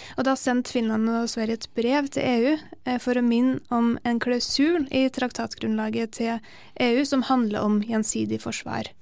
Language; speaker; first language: Norwegian; native; Norwegian